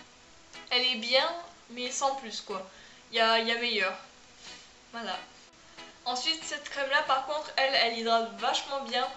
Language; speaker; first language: French; native; French